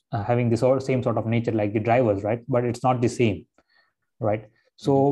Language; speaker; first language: English; non-native, local second language; Gujarati